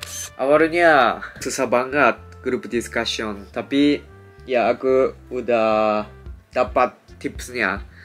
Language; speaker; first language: Indonesian; non-native, fluent; Japanese